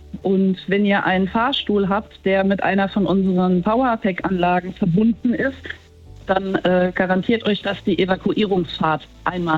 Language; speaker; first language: German; native; German